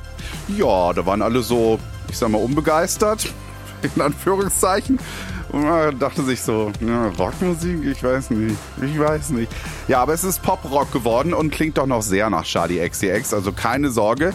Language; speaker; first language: German; native; German